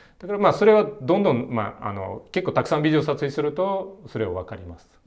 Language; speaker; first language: Japanese; non-native, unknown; Russian